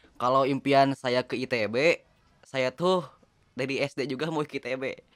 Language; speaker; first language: Indonesian; non-native, local second language; Sundanese